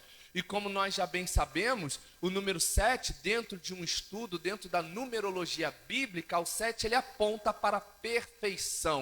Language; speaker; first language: Portuguese; native; Portuguese